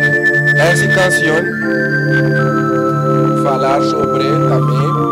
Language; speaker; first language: Portuguese; non-native, learner; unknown